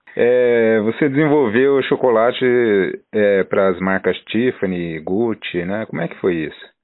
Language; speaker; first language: Portuguese; native; Portuguese